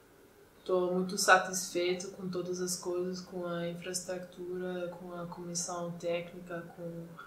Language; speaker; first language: Portuguese; non-native, fluent; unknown